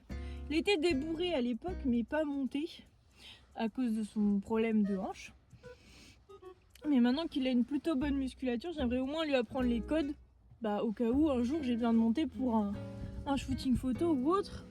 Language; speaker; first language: French; native; French